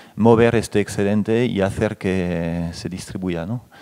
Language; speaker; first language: Spanish; non-native, fluent; French